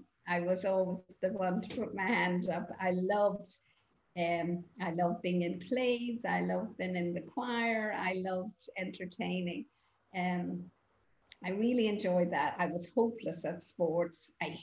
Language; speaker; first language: English; native; English